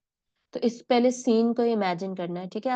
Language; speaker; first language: Urdu; native; Urdu